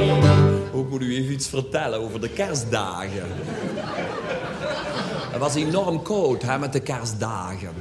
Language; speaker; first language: Dutch; native; Dutch